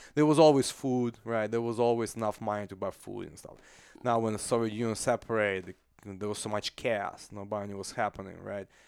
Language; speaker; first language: English; non-native, fluent; Russian